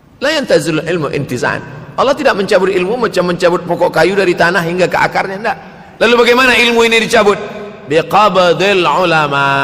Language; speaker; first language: Malay; native; Malay